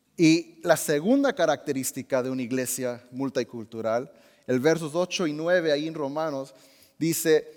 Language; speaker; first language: Spanish; early bilingual, heritage; Spanish